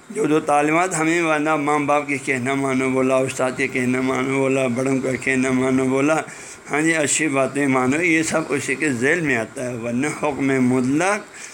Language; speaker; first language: Urdu; non-native, local second language; Balti